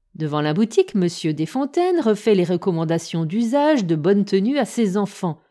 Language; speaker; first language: French; native; French